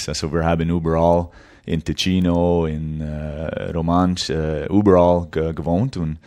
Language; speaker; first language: German; early bilingual, heritage; English